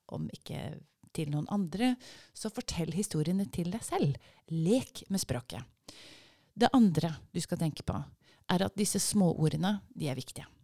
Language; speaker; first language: Norwegian; native; Norwegian